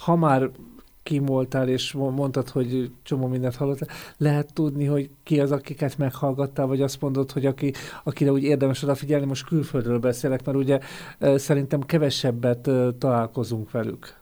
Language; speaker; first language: Hungarian; native; Hungarian